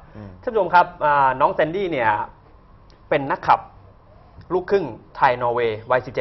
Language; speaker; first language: Thai; native; Thai